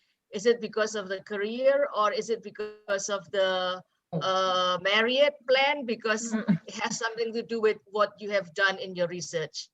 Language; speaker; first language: English; non-native, fluent; Indonesian